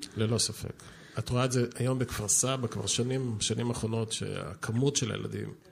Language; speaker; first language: Hebrew; native; Hebrew